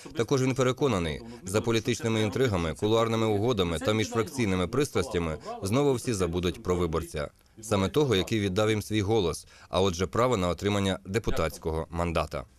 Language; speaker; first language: Ukrainian; native; Ukrainian